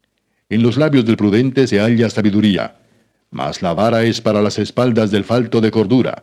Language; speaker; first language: Spanish; native; Spanish